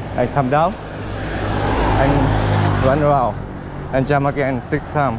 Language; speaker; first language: English; non-native, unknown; Thai